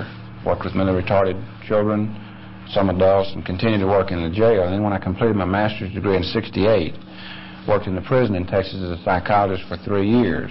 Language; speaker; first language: English; native; English